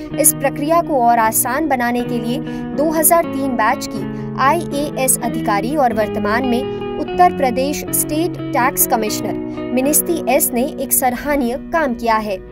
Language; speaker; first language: Hindi; native; Hindi